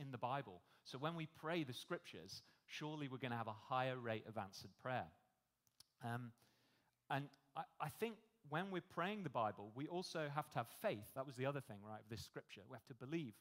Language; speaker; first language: English; native; English